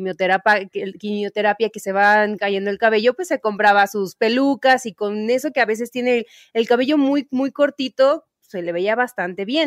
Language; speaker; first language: Spanish; native; Spanish